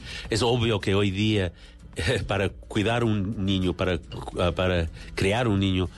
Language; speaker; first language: Spanish; non-native, fluent; English